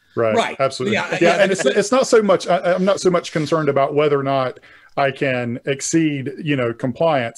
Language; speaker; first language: English; native; English